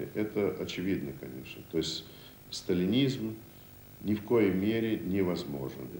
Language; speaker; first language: Russian; native; Russian